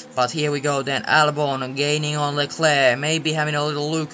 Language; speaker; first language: English; non-native, fluent; Finnish